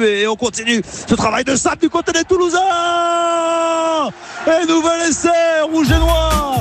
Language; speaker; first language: French; native; French